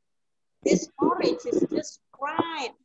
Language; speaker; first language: English; non-native, fluent; Indonesian